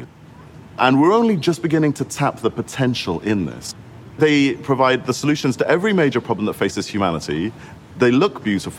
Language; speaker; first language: English; native; English